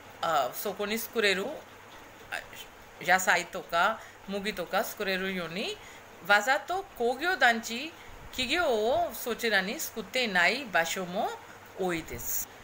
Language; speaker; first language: Japanese; non-native, fluent; Hindi